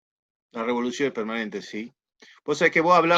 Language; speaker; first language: Spanish; native; Spanish